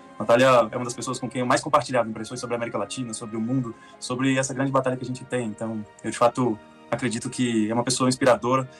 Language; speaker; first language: Portuguese; native; Portuguese